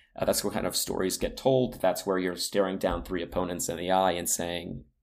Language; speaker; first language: English; native; English